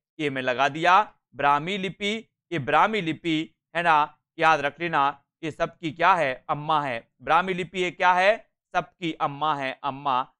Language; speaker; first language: Hindi; native; Hindi